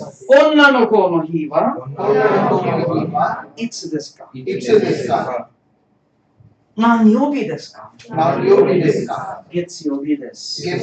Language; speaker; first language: Japanese; non-native, fluent; Tamil